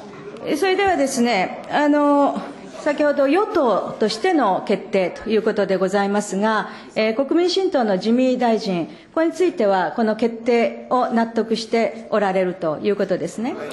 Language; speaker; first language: Japanese; native; Japanese